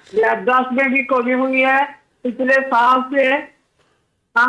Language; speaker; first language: Hindi; non-native, learner; Bangla